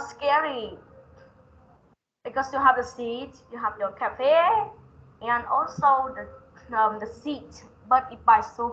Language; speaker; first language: English; non-native, learner; Vietnamese